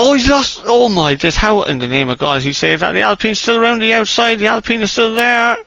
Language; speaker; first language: English; native; English